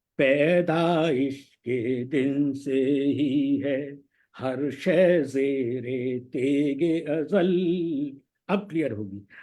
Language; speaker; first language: Hindi; native; Hindi